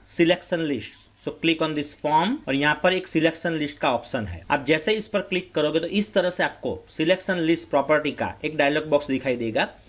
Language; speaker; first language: Hindi; non-native, local second language; Gujarati